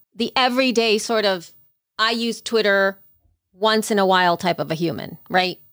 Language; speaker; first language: English; early bilingual, other home language; Spanish